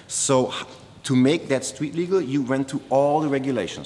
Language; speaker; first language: English; non-native, fluent; German